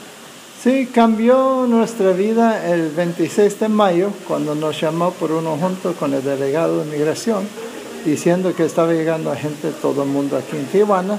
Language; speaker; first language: Spanish; non-native, fluent; English